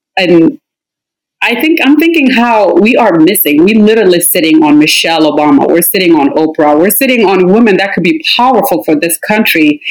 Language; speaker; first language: English; non-native, fluent; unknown